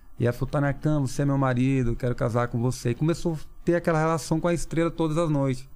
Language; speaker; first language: Portuguese; non-native, local second language; Kayapó